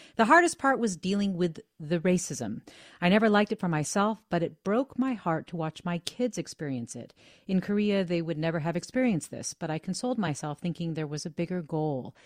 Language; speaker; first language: English; native; English